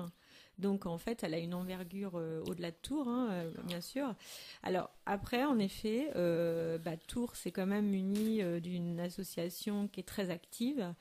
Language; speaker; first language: French; native; French